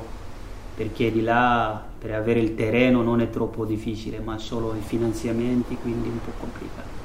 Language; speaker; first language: Italian; non-native, fluent; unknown